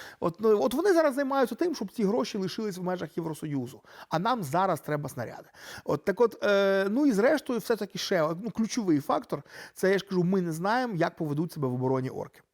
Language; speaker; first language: Ukrainian; native; Ukrainian